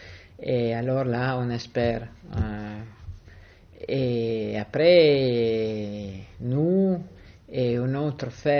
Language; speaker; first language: French; non-native, fluent; Italian